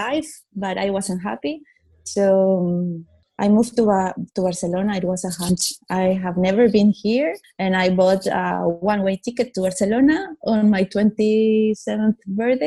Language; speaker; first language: English; non-native, fluent; Italian